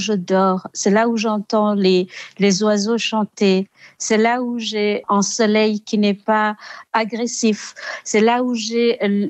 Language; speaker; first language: French; non-native, local second language; Rundi